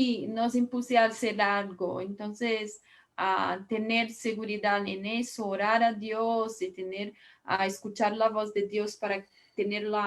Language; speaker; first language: Spanish; non-native, learner; Portuguese